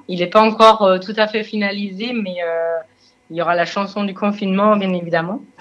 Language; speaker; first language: French; non-native, fluent; German